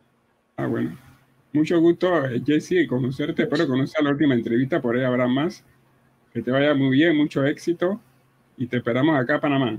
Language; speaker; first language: Spanish; native; Spanish